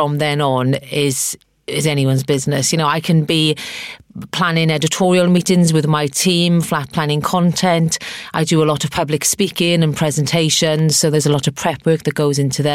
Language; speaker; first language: English; native; English